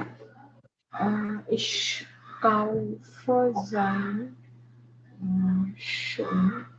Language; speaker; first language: German; non-native, learner; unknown